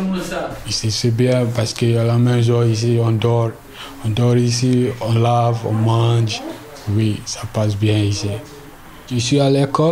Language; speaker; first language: French; non-native, learner; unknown